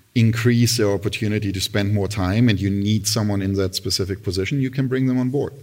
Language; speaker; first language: English; non-native, fluent; German